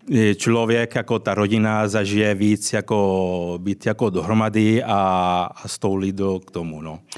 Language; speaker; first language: Czech; non-native, fluent; Italian